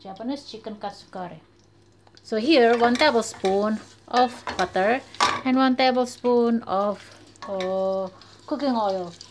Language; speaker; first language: English; non-native, learner; Indonesian